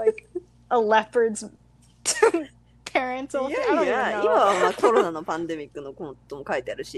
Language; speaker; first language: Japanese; non-native, fluent; English